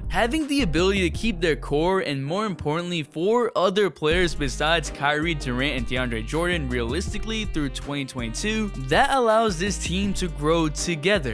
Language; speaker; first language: English; native; English